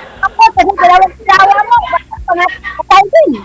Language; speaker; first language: Filipino; non-native, local second language; Cebuano